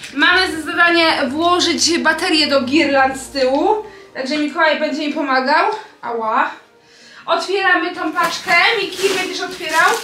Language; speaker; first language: Polish; native; Polish